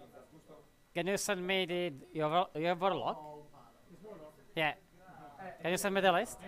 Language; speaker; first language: English; non-native, fluent; Czech